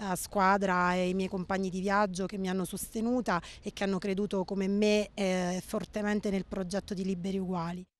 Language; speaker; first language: Italian; native; Italian